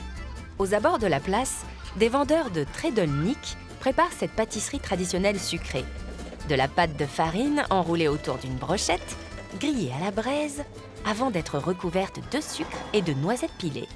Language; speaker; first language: French; native; French